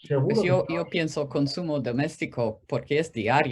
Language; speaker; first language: Spanish; non-native, fluent; English